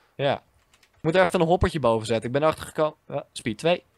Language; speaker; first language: Dutch; native; Dutch